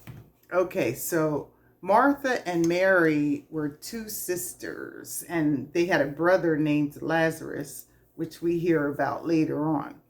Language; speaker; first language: English; native; English